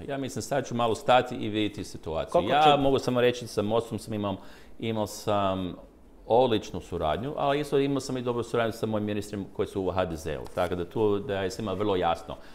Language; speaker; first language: Croatian; early bilingual, heritage; Croatian